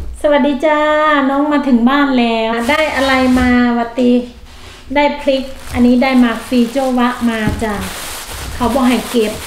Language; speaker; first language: Thai; non-native, local second language; Northeastern Thai